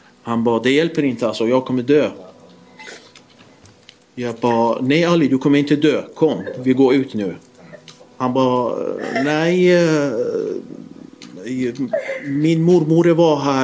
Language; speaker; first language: Swedish; non-native, fluent; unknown